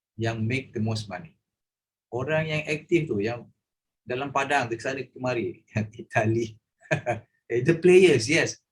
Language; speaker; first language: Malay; native; Malay